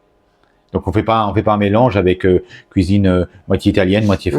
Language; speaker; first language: French; native; French